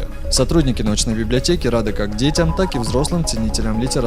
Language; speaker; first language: Russian; native; Russian